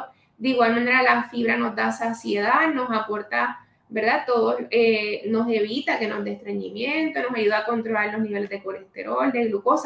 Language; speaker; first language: Spanish; native; Spanish